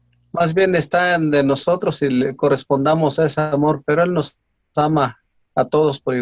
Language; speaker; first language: Spanish; native; Spanish